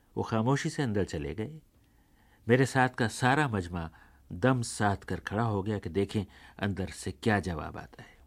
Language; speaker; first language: Urdu; native; Urdu